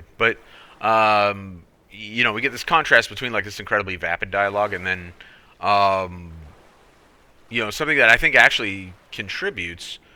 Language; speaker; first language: English; native; English